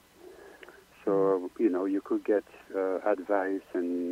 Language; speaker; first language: English; non-native, fluent; French